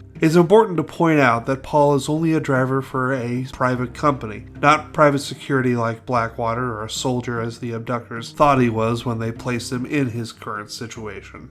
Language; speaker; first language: English; native; English